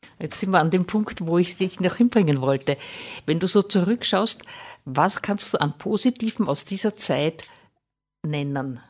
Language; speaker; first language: German; native; German